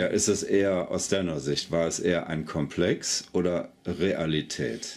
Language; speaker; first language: German; native; German